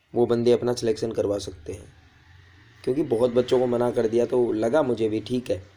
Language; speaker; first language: Hindi; native; Hindi